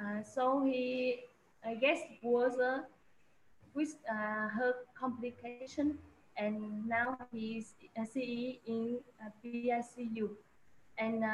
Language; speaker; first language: English; non-native, learner; Vietnamese